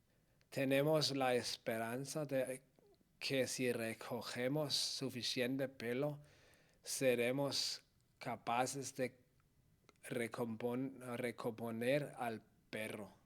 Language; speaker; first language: Spanish; non-native, learner; Danish